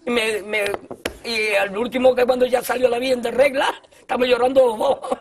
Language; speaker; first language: Spanish; native; Spanish